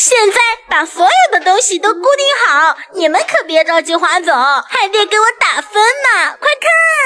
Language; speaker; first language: Chinese; native; Chinese